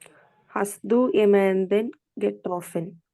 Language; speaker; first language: German; non-native, learner; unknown